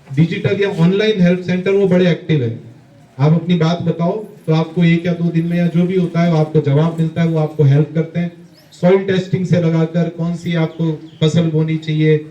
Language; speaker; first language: Hindi; native; Hindi